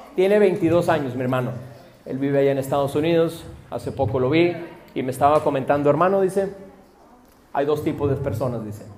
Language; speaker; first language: Spanish; early bilingual, heritage; Spanish